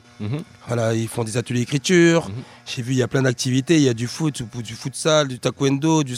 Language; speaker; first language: French; native; French